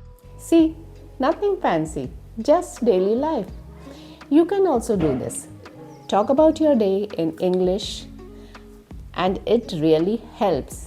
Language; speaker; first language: English; non-native, learner; Hindi